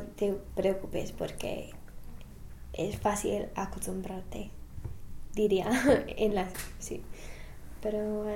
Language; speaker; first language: Spanish; non-native, fluent; English